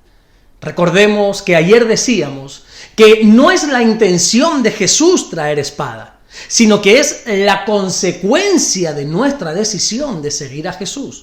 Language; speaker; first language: Spanish; native; Spanish